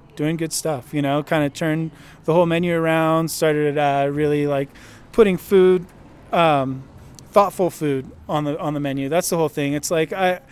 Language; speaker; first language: English; native; English